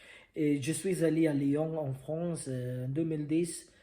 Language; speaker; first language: French; non-native, learner; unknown